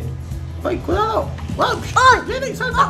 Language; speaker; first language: Spanish; native; Spanish